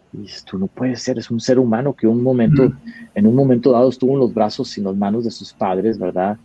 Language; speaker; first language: Spanish; native; Spanish